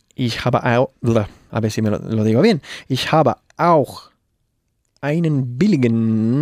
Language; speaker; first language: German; non-native, learner; Spanish